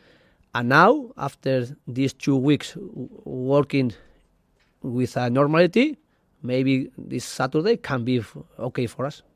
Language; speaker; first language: English; non-native, learner; Spanish